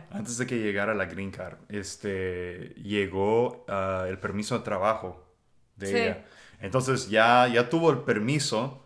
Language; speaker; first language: Spanish; non-native, fluent; English